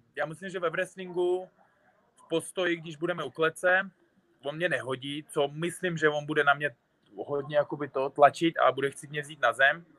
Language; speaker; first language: Czech; non-native, fluent; Uzbek